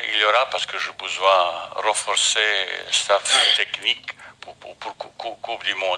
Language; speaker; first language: French; non-native, fluent; Bosnian